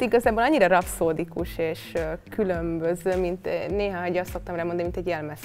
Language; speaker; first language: Hungarian; native; Hungarian